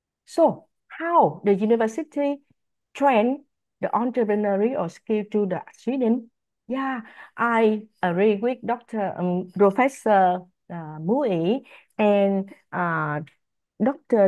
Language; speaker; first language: English; non-native, learner; Vietnamese